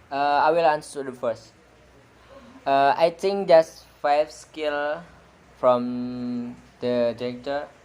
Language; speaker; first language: English; non-native, learner; Indonesian